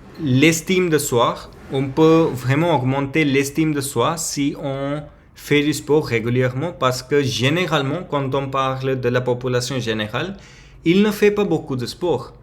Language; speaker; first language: French; non-native, learner; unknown